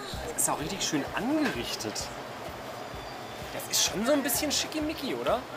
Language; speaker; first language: German; native; German